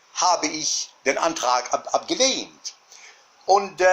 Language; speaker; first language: German; non-native, learner; Arabic